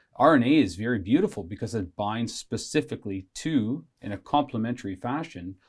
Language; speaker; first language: English; native; English